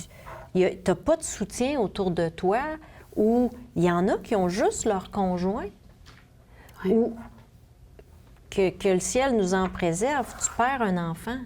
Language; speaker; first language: French; native; French